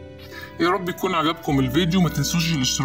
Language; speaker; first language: Arabic; native; Arabic